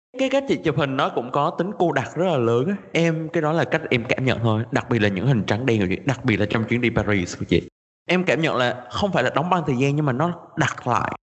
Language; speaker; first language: Vietnamese; native; Vietnamese